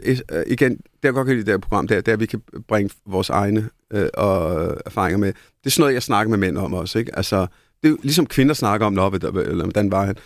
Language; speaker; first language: Danish; early bilingual, other home language; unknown